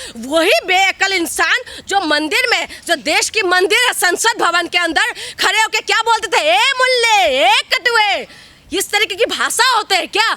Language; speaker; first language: Hindi; non-native, local second language; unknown